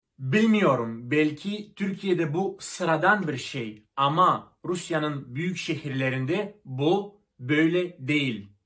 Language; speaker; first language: Turkish; non-native, fluent; Russian